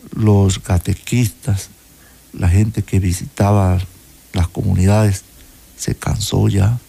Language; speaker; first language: Spanish; native; Spanish